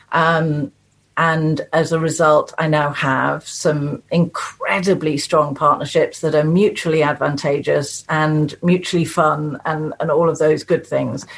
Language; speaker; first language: English; native; English